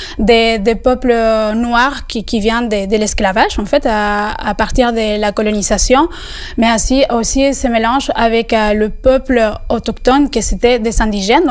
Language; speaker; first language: French; non-native, fluent; Spanish